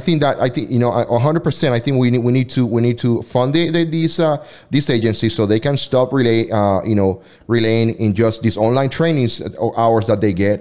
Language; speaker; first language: English; non-native, fluent; Spanish